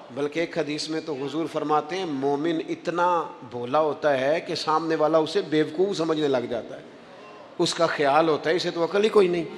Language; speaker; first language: Urdu; non-native, local second language; Punjabi